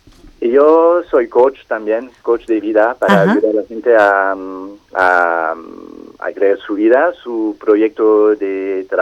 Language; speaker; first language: Spanish; non-native, fluent; French